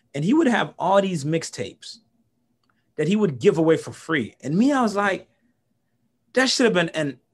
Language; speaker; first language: English; early bilingual, other home language; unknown